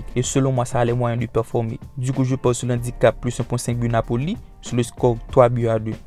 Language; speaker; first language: French; native; French